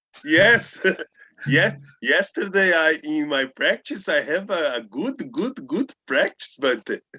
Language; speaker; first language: English; non-native, learner; Portuguese